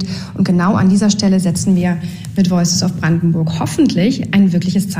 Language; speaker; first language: German; native; German